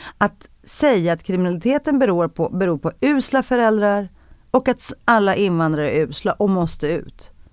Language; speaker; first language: Swedish; early bilingual, other home language; Greek